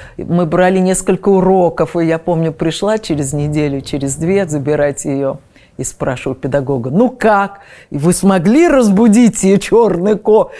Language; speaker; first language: Russian; native; Russian